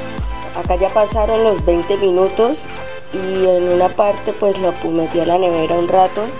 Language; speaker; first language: Spanish; native; Spanish